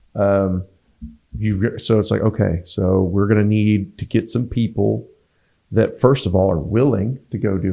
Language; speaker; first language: English; native; English